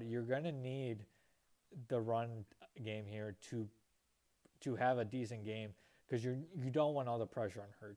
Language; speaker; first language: English; native; English